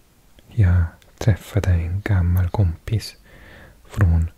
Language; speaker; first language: Swedish; non-native, learner; English